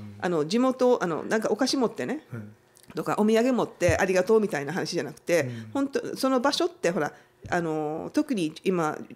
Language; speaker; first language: Japanese; native; Japanese